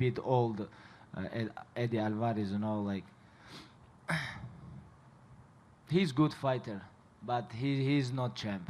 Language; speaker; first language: English; non-native, learner; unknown